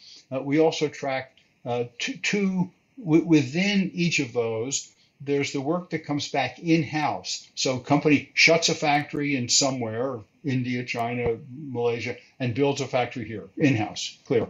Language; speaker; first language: English; native; English